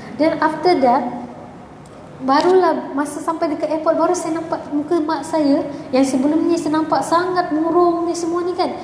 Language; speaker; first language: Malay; native; Malay